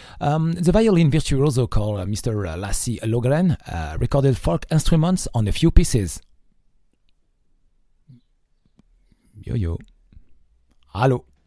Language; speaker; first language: English; non-native, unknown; French